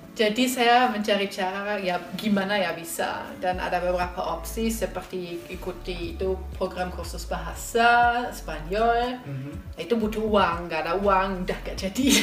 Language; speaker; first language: Indonesian; non-native, fluent; German